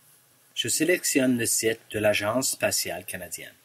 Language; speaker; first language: French; non-native, local second language; English